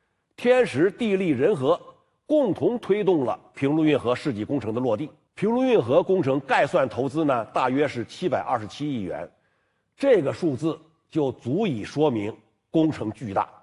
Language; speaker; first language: Chinese; native; Chinese